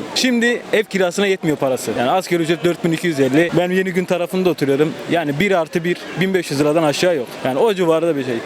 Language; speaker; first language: Turkish; native; Turkish